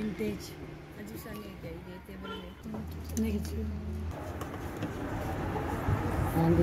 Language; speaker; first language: Hindi; non-native, local second language; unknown